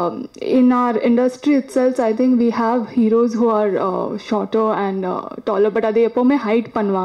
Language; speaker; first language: Tamil; non-native, learner; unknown